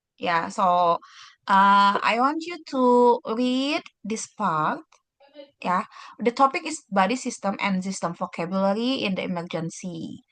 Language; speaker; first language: English; non-native, fluent; Indonesian